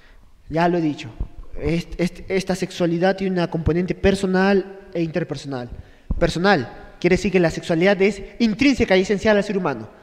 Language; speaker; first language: Spanish; native; Spanish